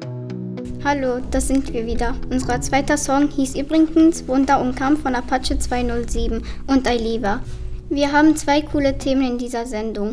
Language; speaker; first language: German; native; German